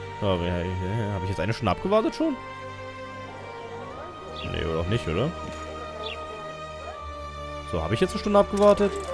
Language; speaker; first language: German; native; German